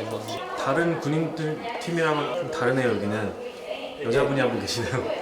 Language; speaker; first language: Korean; early bilingual, heritage; Korean